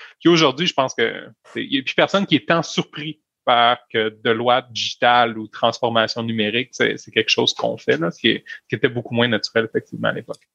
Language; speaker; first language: French; native; French